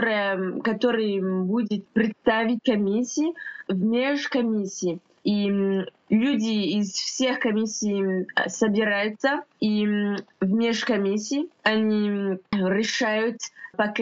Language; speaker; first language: Russian; non-native, fluent; French